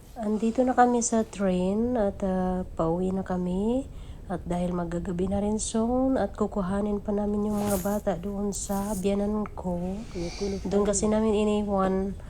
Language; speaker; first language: Filipino; native; Filipino